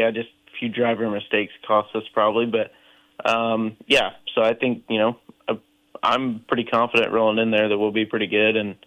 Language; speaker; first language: English; native; English